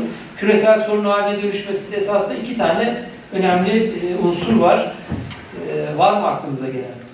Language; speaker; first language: Turkish; native; Turkish